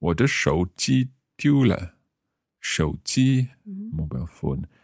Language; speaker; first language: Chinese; non-native, learner; English